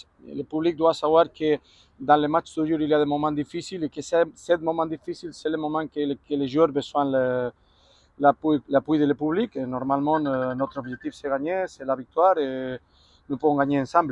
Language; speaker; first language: French; non-native, fluent; Spanish